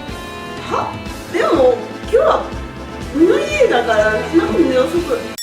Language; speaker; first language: Japanese; non-native, learner; Spanish